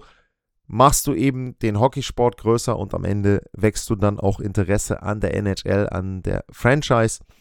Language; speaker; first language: German; native; German